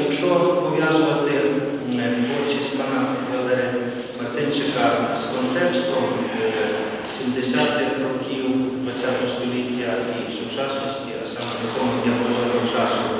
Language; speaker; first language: Ukrainian; native; Ukrainian